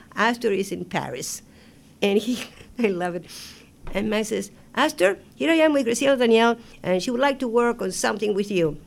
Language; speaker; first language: English; non-native, fluent; Spanish